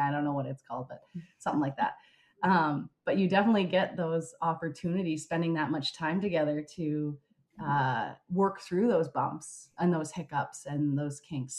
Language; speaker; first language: English; native; English